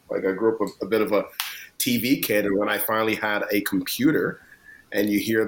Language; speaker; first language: English; native; English